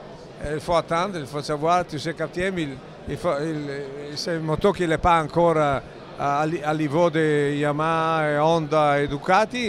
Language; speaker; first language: French; non-native, fluent; Italian